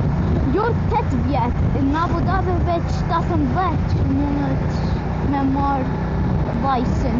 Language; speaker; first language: Albanian; early bilingual, heritage; Albanian